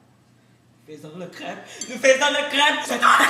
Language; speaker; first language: French; non-native, learner; English